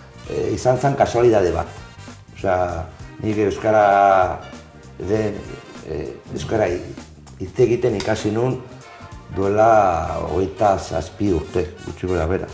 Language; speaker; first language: Basque; non-native, local second language; Spanish